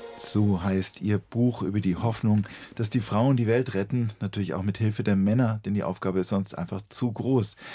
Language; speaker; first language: German; native; German